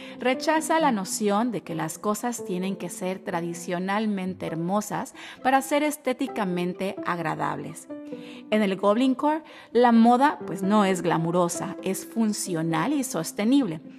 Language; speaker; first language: Spanish; native; Spanish